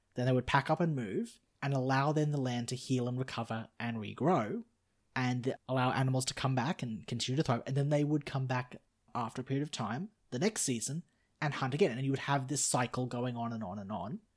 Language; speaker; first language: English; native; English